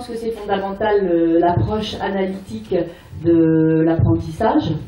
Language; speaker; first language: French; native; French